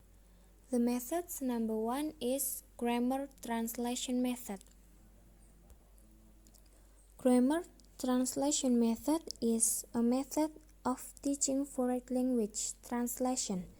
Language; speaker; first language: English; non-native, learner; Indonesian